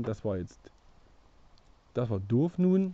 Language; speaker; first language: German; native; German